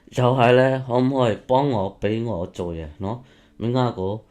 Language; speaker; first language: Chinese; non-native, fluent; Burmese